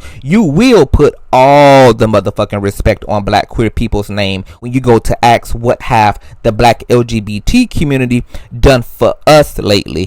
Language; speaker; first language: English; native; English